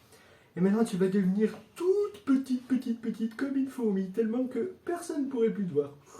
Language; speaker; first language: French; native; French